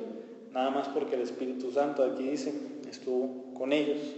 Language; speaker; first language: Spanish; native; Spanish